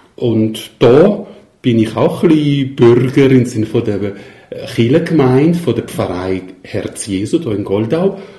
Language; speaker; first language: German; non-native, local second language; Italian